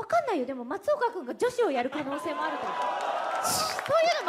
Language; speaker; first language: Japanese; native; Japanese